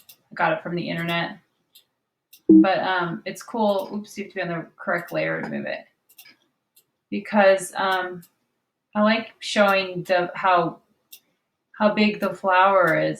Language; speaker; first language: English; native; English